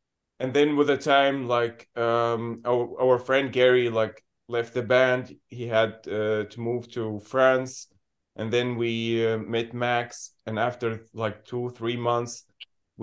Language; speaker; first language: English; non-native, learner; Arabic